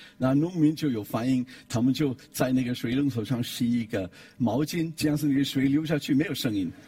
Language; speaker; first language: Chinese; non-native, fluent; German